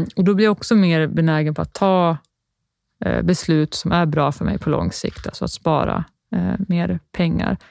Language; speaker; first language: Swedish; native; Swedish